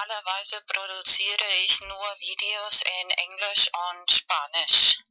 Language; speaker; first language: German; non-native, learner; Spanish